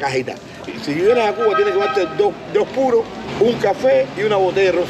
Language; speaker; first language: Spanish; native; Spanish